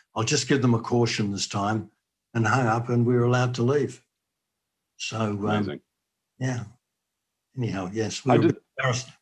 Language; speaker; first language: English; native; English